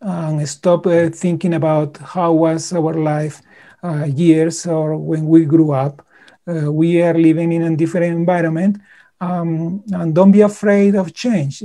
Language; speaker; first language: English; non-native, fluent; Spanish